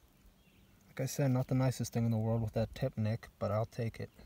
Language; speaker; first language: English; native; English